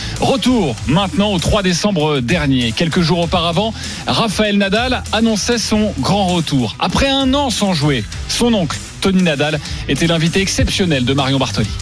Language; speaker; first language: French; native; French